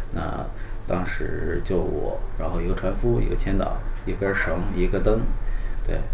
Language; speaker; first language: Chinese; native; Chinese